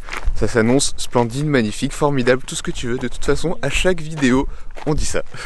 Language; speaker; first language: French; native; French